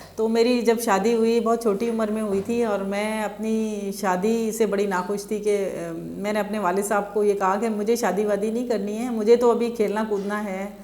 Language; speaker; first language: Urdu; non-native, local second language; Sindhi